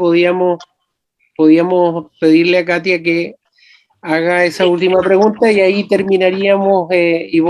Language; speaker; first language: Spanish; native; Spanish